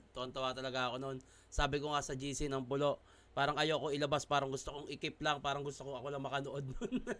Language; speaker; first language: Filipino; native; Filipino